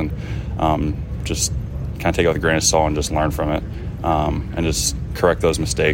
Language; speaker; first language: English; native; English